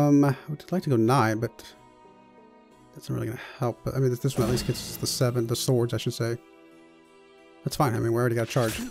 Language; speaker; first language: English; native; English